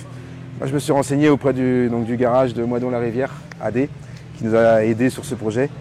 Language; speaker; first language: French; native; French